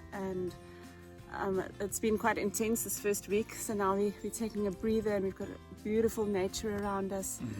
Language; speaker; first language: English; non-native, local second language; Afrikaans